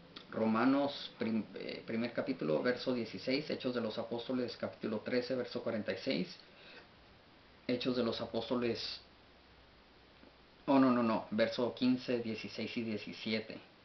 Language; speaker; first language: Spanish; native; Spanish